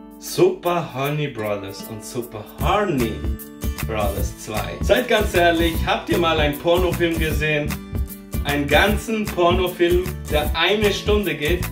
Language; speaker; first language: German; early bilingual, other home language; Portuguese